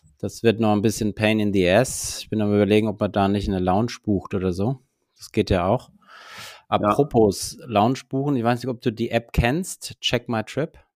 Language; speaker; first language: German; native; German